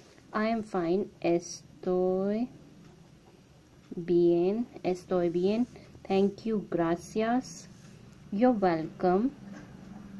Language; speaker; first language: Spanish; non-native, learner; Hindi